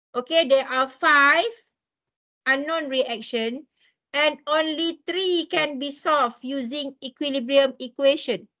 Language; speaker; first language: English; non-native, local second language; Malay